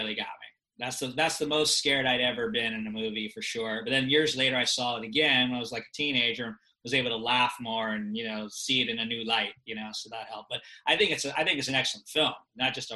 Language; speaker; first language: English; native; English